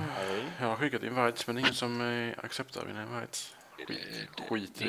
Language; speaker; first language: Swedish; native; Swedish